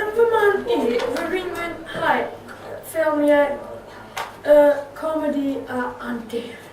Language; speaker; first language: Welsh; non-native, local second language; English